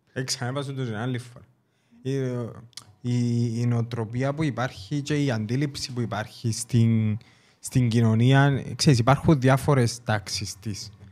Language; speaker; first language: Greek; native; Greek